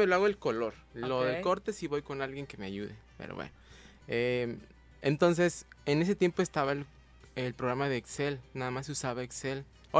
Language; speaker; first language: Spanish; native; Spanish